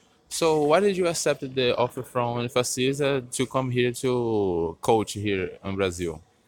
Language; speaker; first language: English; non-native, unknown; Portuguese